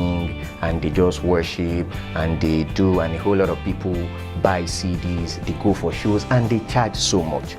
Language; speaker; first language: English; non-native, local second language; Yoruba